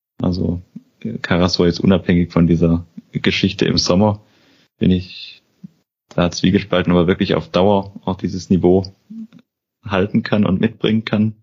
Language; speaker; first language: German; native; German